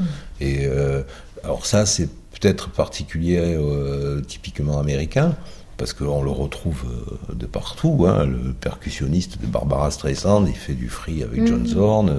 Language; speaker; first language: French; native; French